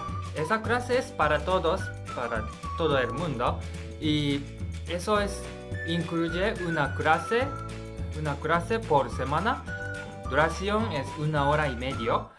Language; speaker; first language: Spanish; non-native, learner; Japanese